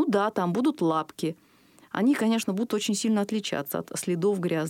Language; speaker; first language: Russian; native; Russian